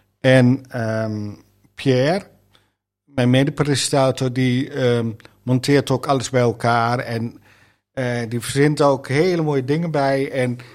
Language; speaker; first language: Dutch; native; Dutch